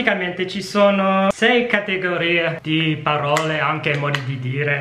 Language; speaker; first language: Italian; non-native, fluent; English